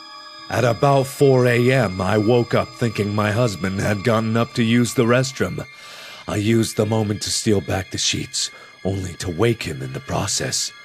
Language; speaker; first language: English; native; English